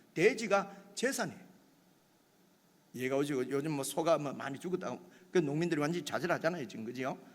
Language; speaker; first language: Korean; native; Korean